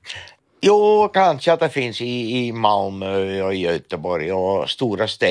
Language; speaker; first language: Swedish; non-native, fluent; Dutch